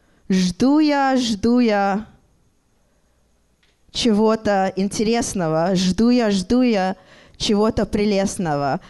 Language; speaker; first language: Russian; early bilingual, heritage; Russian